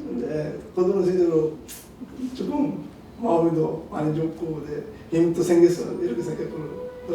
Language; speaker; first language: Korean; non-native, learner; Bangla